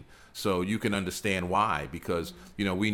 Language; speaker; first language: English; native; English